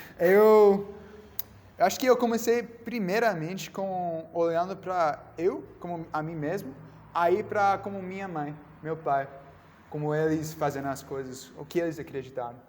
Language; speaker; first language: Portuguese; non-native, learner; English